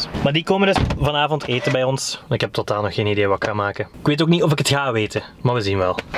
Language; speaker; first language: Dutch; native; Dutch